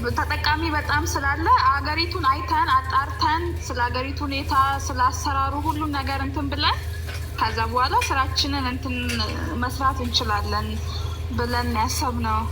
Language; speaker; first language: Amharic; native; Amharic